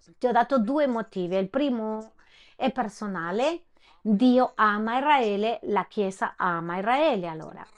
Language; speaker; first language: Italian; non-native, fluent; Spanish